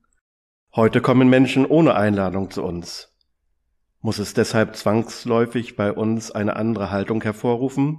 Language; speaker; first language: German; native; German